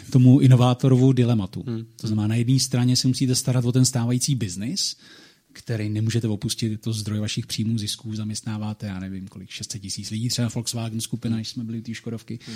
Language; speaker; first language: Czech; native; Czech